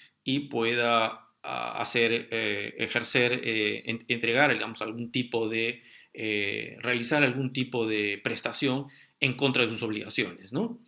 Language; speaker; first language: Spanish; native; Spanish